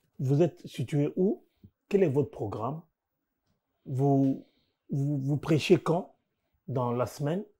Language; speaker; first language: French; non-native, local second language; Lingala